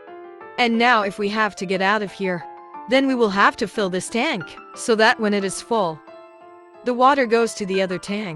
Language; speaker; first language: English; non-native, local second language; Hindi